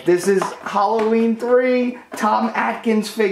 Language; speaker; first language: English; native; English